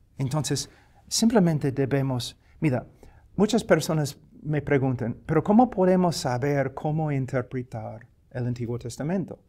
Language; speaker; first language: Spanish; non-native, fluent; English